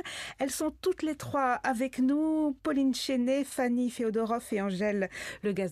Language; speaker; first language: French; native; French